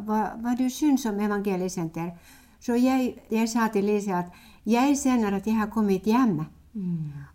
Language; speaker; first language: Norwegian; non-native, fluent; Finnish